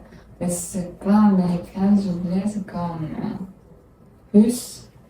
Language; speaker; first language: French; non-native, learner; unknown